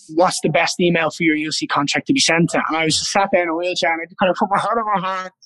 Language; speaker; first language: English; native; English